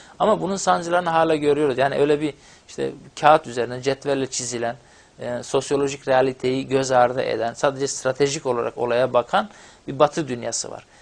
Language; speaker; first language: Turkish; non-native, local second language; Kurdish